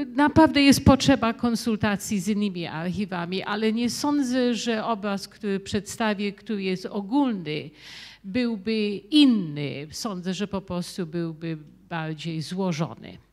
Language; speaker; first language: Polish; early bilingual, heritage; Polish